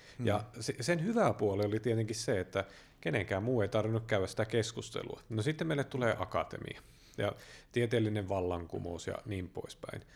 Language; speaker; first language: Finnish; native; Finnish